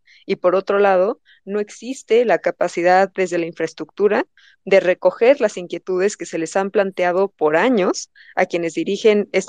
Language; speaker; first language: Spanish; native; Spanish